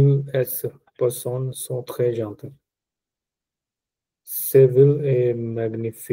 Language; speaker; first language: French; non-native, learner; Punjabi